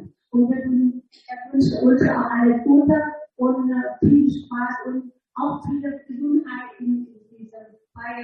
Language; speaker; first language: German; non-native, learner; Vietnamese